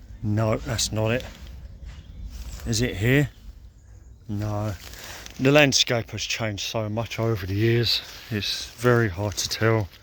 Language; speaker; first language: English; native; English